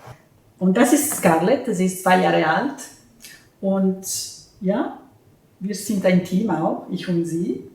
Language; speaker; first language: German; non-native, fluent; Italian